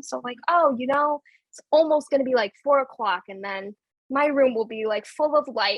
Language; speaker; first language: English; native; English